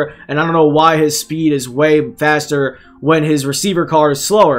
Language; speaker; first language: English; native; English